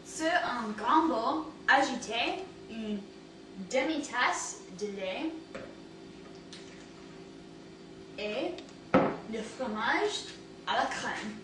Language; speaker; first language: French; non-native, learner; English